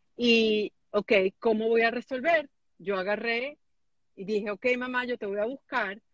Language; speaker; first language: Spanish; native; Spanish